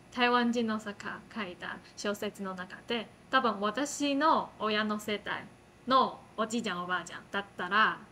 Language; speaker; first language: Japanese; non-native, fluent; Chinese